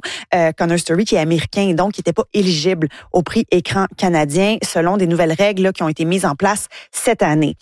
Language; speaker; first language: French; native; French